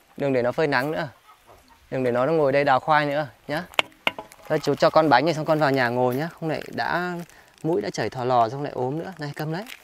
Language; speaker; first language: Vietnamese; native; Vietnamese